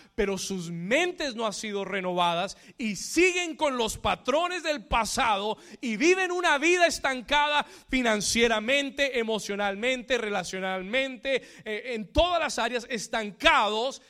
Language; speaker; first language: Spanish; native; Spanish